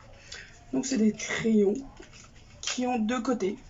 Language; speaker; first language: French; native; French